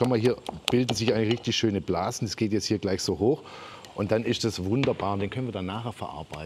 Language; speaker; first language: German; native; German